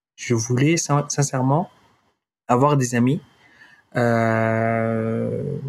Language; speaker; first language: French; non-native, fluent; Arabic